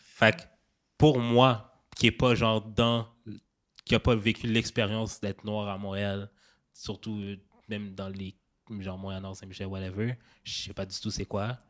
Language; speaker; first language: French; native; French